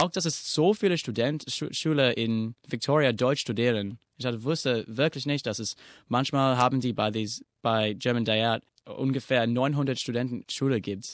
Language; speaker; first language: German; non-native, fluent; English